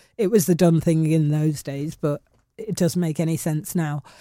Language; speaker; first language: English; native; English